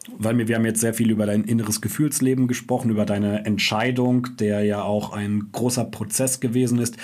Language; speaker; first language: German; native; German